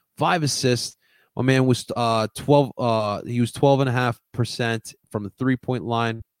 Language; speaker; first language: English; early bilingual, other home language; Spanish